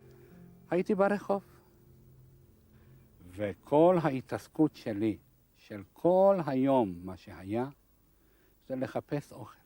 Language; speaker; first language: Hebrew; non-native, fluent; Hungarian